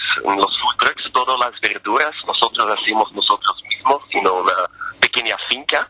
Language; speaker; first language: Spanish; non-native, fluent; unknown